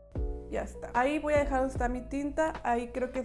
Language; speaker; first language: Spanish; native; Spanish